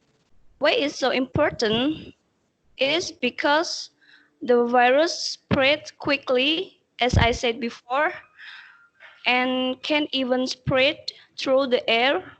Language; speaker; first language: English; non-native, learner; Indonesian